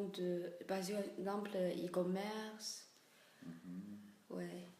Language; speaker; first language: French; non-native, learner; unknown